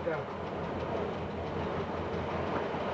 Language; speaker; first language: Slovenian; non-native, learner; Italian